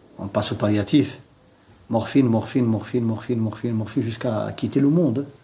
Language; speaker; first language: French; non-native, local second language; Arabic